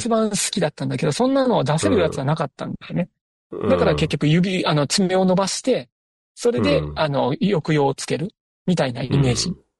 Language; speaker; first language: Japanese; native; Japanese